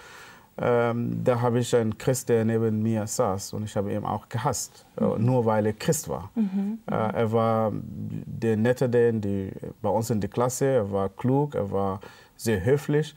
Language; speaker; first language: German; non-native, fluent; Arabic